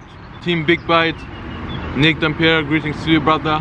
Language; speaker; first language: English; non-native, learner; Bosnian